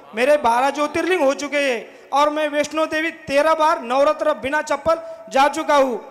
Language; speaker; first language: Hindi; non-native, local second language; Marathi